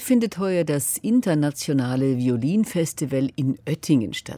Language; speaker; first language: German; native; German